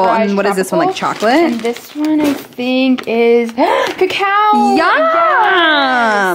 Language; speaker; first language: English; native; English